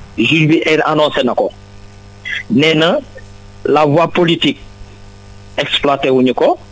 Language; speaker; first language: Wolof; non-native, local second language; Jola-Fonyi